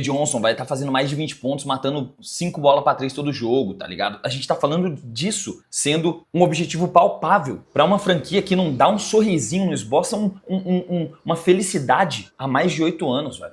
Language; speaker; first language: Portuguese; native; Portuguese